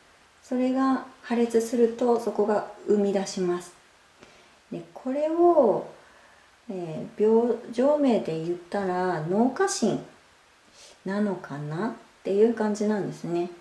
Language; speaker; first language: Japanese; native; Japanese